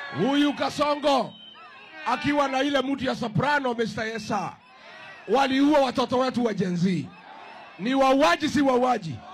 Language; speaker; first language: Swahili; non-native, local second language; Kikuyu